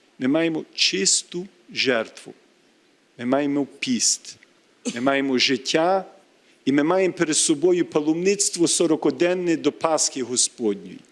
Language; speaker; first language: Ukrainian; early bilingual, heritage; Ukrainian